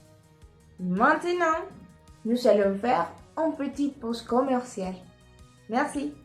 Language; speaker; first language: French; non-native, learner; Spanish